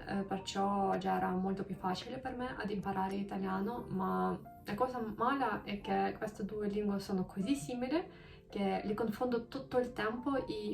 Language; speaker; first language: Italian; non-native, learner; Ukrainian